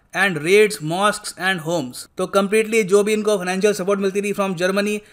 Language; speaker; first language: Hindi; native; Hindi